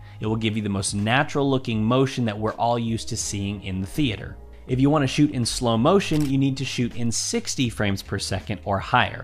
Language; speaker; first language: English; native; English